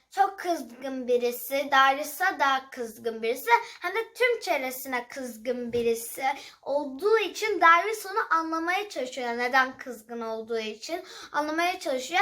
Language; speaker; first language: Turkish; early bilingual, heritage; Turkish